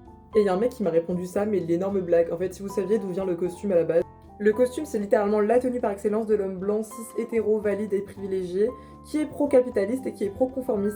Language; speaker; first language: French; native; French